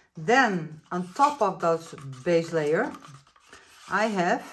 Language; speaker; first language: English; non-native, fluent; Dutch